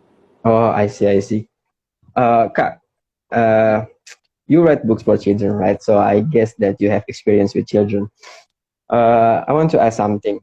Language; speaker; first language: English; non-native, fluent; Indonesian